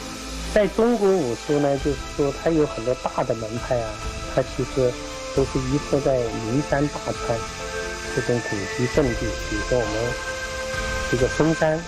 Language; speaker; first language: Chinese; native; Chinese